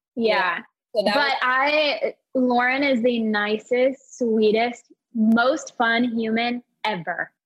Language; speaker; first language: English; native; English